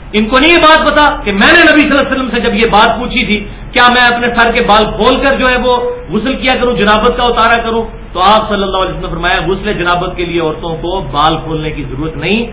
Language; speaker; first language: Urdu; non-native, local second language; Punjabi